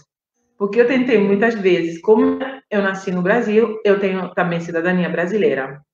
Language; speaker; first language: Portuguese; non-native, fluent; Italian